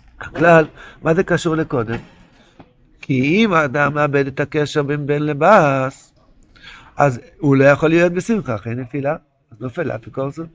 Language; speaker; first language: Hebrew; non-native, local second language; Yiddish